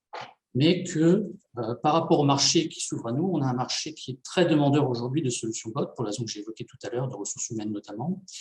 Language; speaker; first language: French; native; French